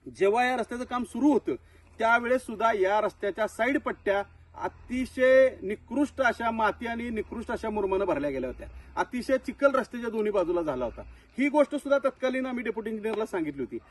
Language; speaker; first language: Marathi; native; Marathi